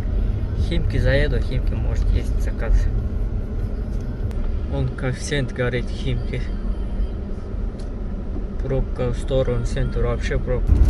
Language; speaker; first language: Russian; non-native, learner; Kyrgyz